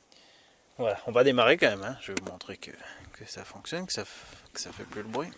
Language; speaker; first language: French; native; French